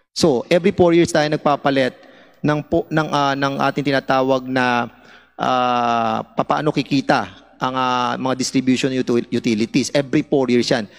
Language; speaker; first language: Filipino; native; Filipino